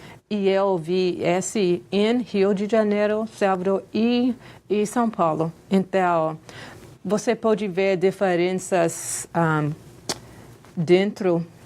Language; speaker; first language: Portuguese; non-native, fluent; English